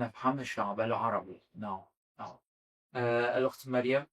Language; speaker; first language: Arabic; non-native, fluent; Azerbaijani